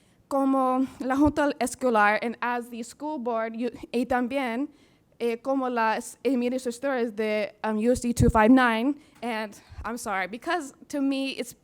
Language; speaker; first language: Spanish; non-native, learner; English